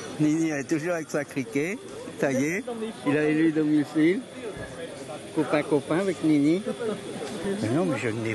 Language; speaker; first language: French; native; French